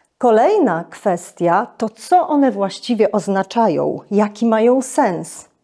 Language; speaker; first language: Polish; native; Polish